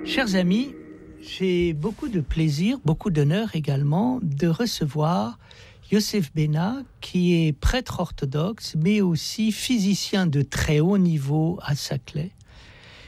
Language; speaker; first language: French; native; French